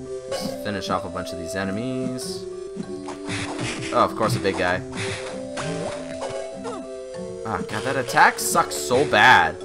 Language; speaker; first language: English; native; English